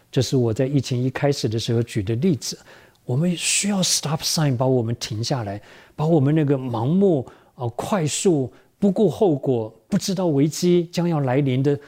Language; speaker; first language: Chinese; native; Chinese